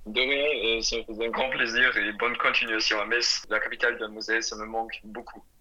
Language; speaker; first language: French; non-native, fluent; German